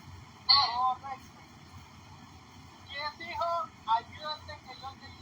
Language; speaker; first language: Spanish; native; Spanish